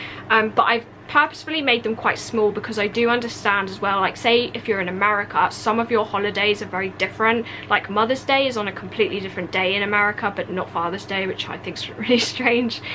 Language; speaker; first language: English; native; English